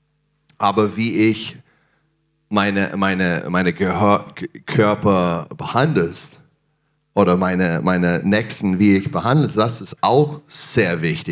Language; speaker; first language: German; non-native, fluent; English